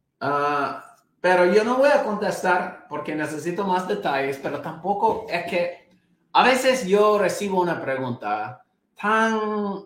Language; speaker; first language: Spanish; non-native, fluent; English